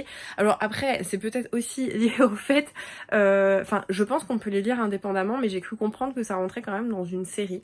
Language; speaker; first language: French; native; French